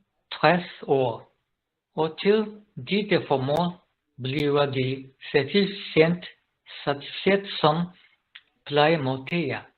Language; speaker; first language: Danish; non-native, learner; Japanese